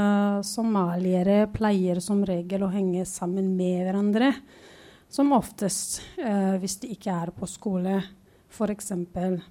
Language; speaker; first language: Norwegian; non-native, fluent; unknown